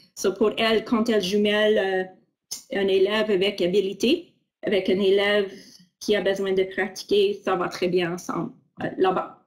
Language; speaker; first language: French; non-native, fluent; English